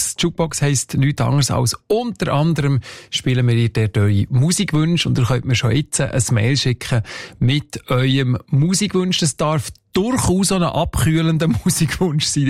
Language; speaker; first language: German; native; German